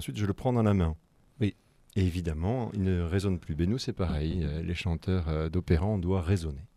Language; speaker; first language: French; native; French